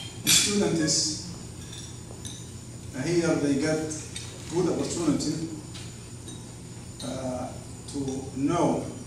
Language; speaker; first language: English; non-native, learner; Somali